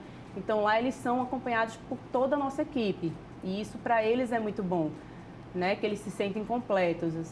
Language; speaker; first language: Portuguese; native; Portuguese